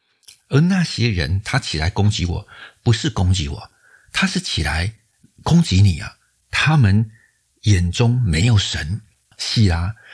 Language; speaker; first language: Chinese; native; Chinese